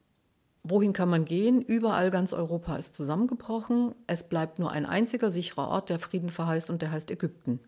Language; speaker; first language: German; native; German